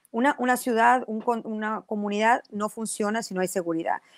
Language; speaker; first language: Spanish; native; Spanish